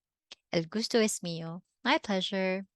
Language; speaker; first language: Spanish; non-native, fluent; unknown